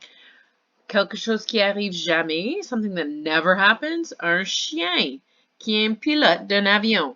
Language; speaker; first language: French; non-native, fluent; English